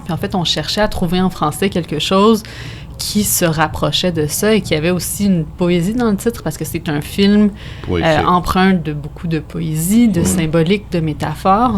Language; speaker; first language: French; native; French